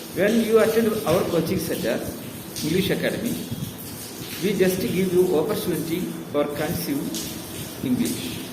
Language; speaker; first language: English; non-native, local second language; Malayalam